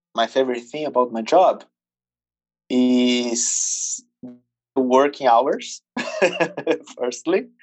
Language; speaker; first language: English; non-native, fluent; Portuguese